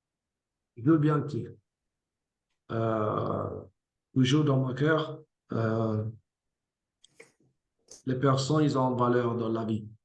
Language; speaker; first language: French; non-native, fluent; Italian